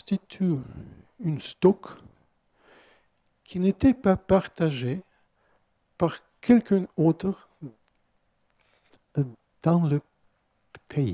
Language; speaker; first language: French; non-native, fluent; Russian